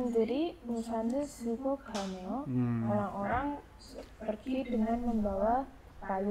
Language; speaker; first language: Korean; non-native, learner; Indonesian